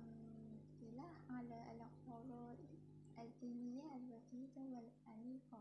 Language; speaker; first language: Arabic; non-native, learner; Malay